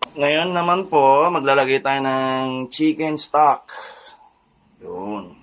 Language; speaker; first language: Filipino; native; Filipino